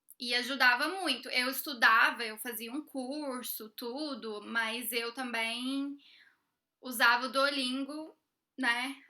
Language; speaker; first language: Portuguese; native; Portuguese